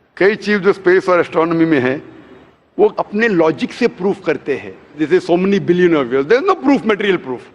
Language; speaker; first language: Hindi; non-native, local second language; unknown